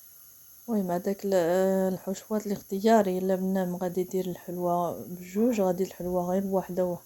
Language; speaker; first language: Arabic; native; Arabic